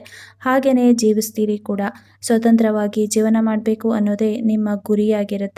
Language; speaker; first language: Kannada; native; Kannada